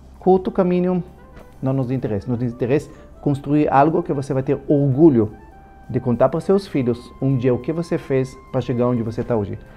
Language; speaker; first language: Portuguese; non-native, fluent; Hebrew